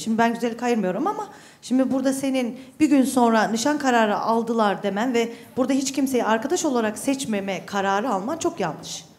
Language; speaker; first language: Turkish; native; Turkish